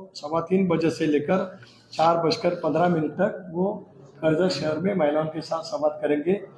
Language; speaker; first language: Hindi; non-native, local second language; Marathi